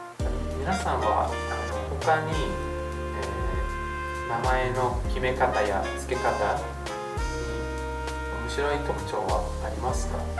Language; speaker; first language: Japanese; non-native, fluent; English